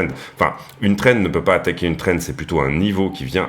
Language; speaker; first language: French; native; French